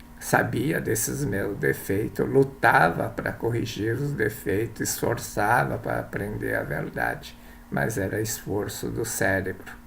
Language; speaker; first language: Portuguese; early bilingual, other home language; Japanese